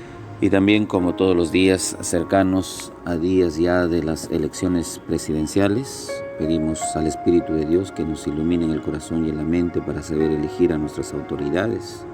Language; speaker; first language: Spanish; native; Spanish